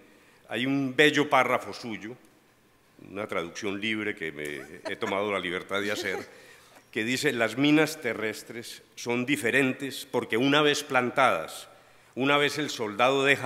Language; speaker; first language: Spanish; native; Spanish